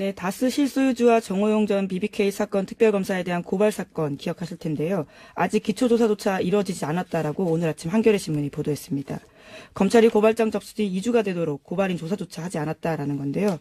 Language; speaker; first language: Korean; native; Korean